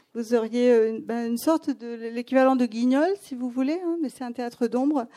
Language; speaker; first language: French; non-native, fluent; Greek